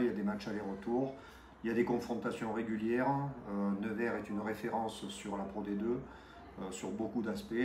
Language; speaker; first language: French; native; French